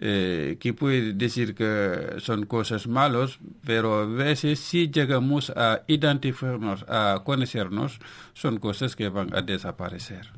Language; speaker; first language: Spanish; non-native, local second language; Wolof